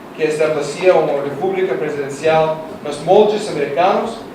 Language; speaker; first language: Portuguese; non-native, learner; Russian